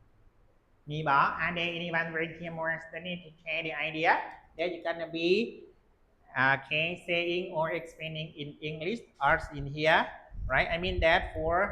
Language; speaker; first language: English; non-native, learner; Lao